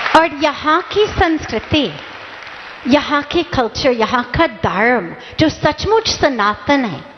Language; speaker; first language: Hindi; non-native, fluent; English